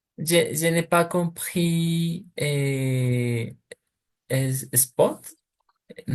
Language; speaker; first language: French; non-native, learner; Portuguese